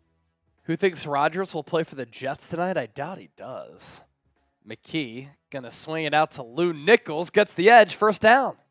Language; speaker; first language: English; native; English